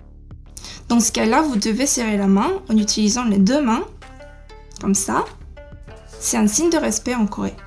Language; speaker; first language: French; native; French